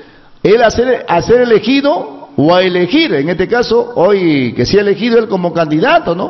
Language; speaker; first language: Spanish; native; Spanish